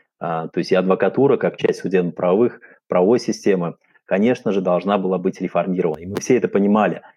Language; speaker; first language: Russian; non-native, local second language; Uzbek